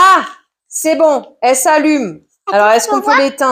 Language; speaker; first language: French; native; French